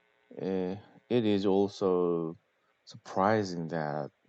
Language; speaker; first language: English; non-native, learner; Korean